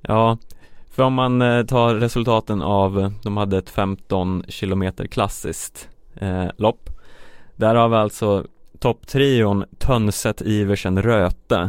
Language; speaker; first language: Swedish; native; Swedish